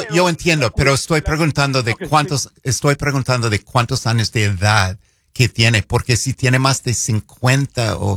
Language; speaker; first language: Spanish; non-native, fluent; English